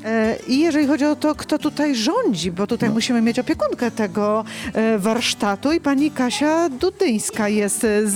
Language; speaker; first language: Polish; native; Polish